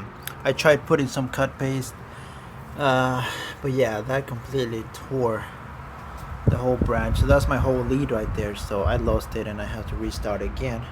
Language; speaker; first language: English; non-native, fluent; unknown